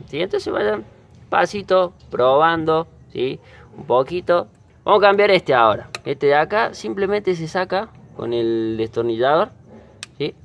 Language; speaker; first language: Spanish; native; Spanish